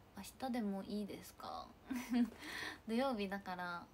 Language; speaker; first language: Japanese; native; Japanese